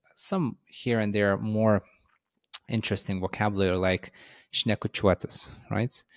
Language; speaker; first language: English; non-native, fluent; Lithuanian